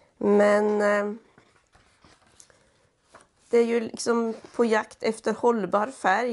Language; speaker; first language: Swedish; native; Swedish